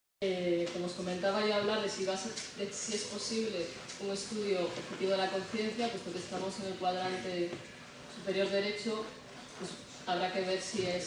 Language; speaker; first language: Spanish; native; Spanish